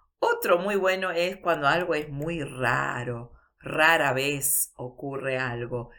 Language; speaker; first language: Spanish; early bilingual, heritage; Spanish